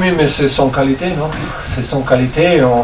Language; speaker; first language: French; non-native, learner; German